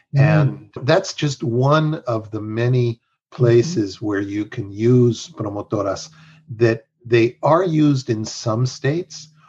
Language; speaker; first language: English; early bilingual, other home language; Spanish